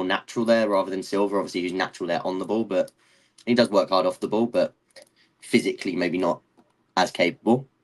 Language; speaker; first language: English; native; English